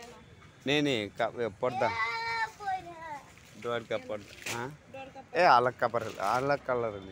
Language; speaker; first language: Hindi; non-native, learner; Bangla